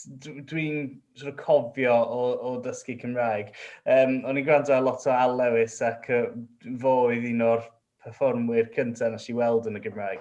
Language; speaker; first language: Welsh; non-native, local second language; English